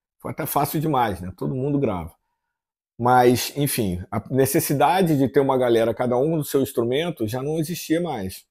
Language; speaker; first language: Portuguese; native; Portuguese